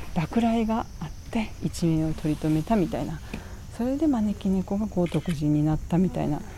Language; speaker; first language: Japanese; native; Japanese